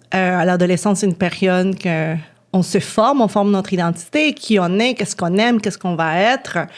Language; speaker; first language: French; non-native, fluent; Spanish